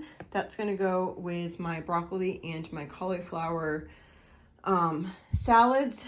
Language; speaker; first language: English; native; English